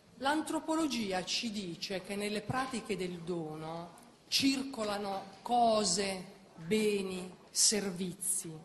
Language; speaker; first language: Italian; native; Italian